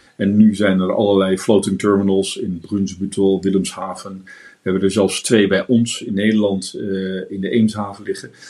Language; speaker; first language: Dutch; native; Dutch